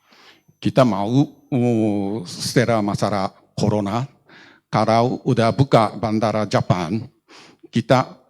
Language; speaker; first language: Indonesian; non-native, learner; Japanese